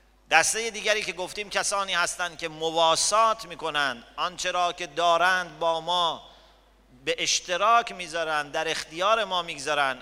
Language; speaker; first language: Persian; native; Persian